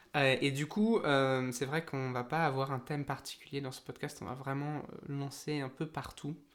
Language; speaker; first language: French; native; French